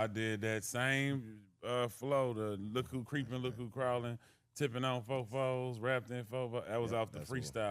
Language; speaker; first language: English; native; English